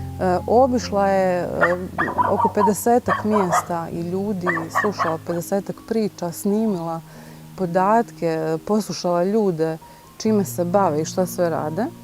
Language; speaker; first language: Bosnian; native; Bosnian